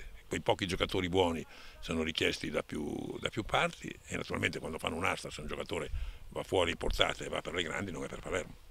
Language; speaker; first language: Italian; native; Italian